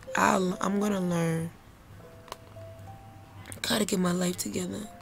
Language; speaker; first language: English; native; English